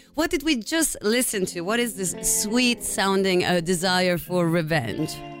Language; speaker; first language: English; non-native, fluent; Italian